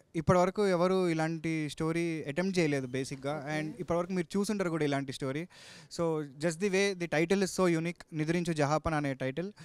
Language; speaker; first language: Telugu; native; Telugu